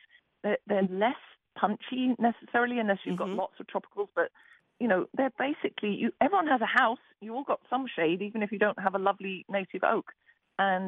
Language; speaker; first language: English; native; English